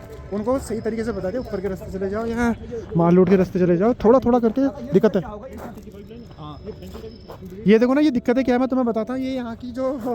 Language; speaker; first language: Hindi; native; Hindi